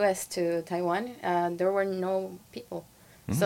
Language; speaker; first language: English; non-native, fluent; Spanish